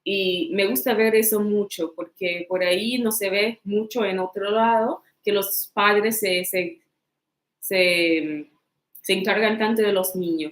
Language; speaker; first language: Spanish; non-native, fluent; English